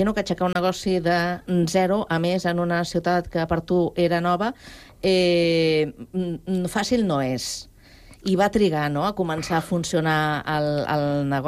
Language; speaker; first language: Catalan; native; Catalan